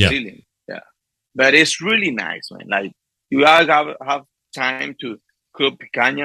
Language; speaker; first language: English; non-native, fluent; Spanish